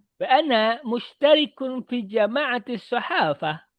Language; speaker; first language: Arabic; non-native, fluent; Indonesian